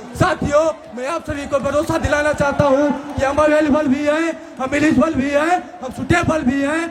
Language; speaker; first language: Hindi; native; Hindi